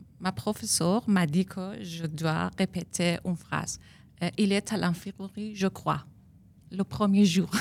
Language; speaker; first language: French; non-native, learner; Persian